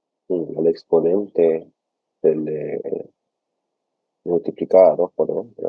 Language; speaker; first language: Spanish; native; Spanish